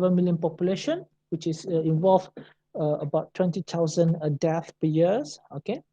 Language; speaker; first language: English; non-native, local second language; Malay